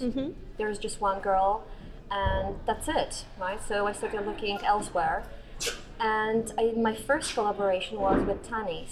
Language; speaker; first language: English; non-native, fluent; Polish